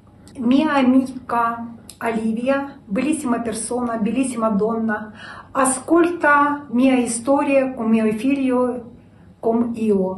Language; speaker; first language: Italian; non-native, learner; Ukrainian